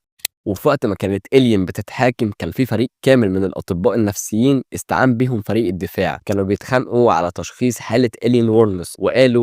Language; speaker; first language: Arabic; native; Arabic